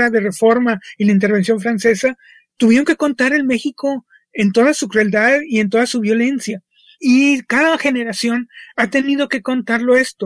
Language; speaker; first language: Spanish; native; Spanish